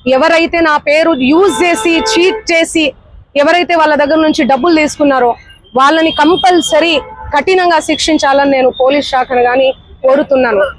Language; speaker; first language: Telugu; non-native, local second language; Lambadi